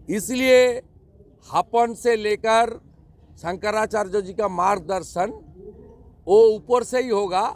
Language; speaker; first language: Hindi; non-native, local second language; Bangla